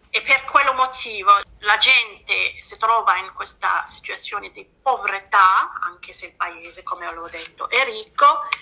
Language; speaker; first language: Italian; non-native, fluent; Arabic